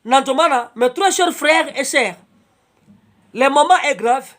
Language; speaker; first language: French; non-native, local second language; Swahili